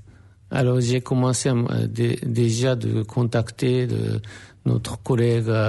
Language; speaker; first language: French; non-native, fluent; Japanese